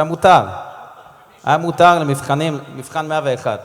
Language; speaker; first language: Hebrew; non-native, fluent; English